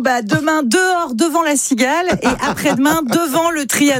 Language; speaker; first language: French; native; French